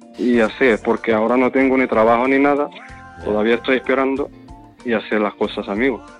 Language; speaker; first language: Spanish; non-native, fluent; Arabic